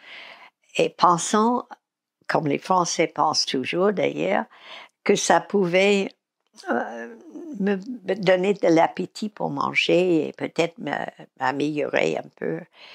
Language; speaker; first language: French; non-native, fluent; English